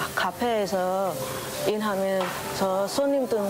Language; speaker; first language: Korean; non-native, fluent; Vietnamese